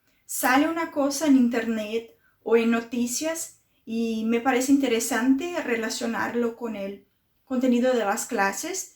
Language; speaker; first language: Spanish; non-native, fluent; Portuguese